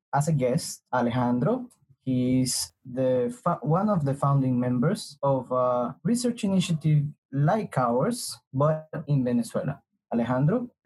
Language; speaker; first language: English; non-native, fluent; Spanish